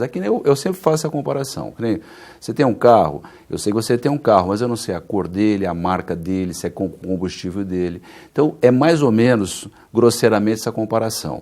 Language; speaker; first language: Portuguese; native; Portuguese